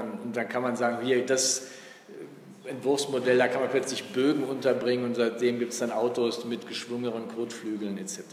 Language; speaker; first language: German; native; German